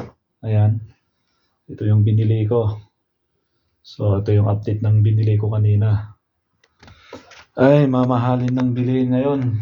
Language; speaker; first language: Filipino; native; Filipino